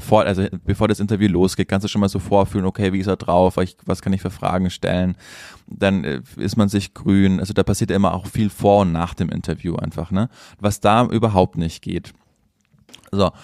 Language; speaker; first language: German; native; German